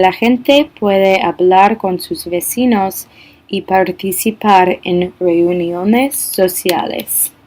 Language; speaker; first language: Spanish; non-native, learner; English